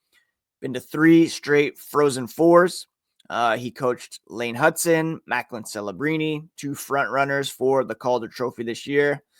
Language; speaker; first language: English; native; English